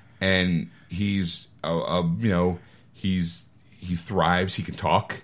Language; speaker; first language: English; native; English